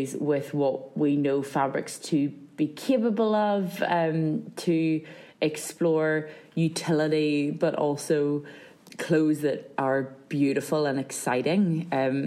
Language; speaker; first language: English; native; English